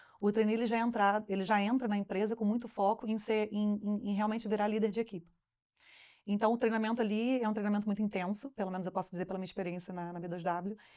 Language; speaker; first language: Portuguese; native; Portuguese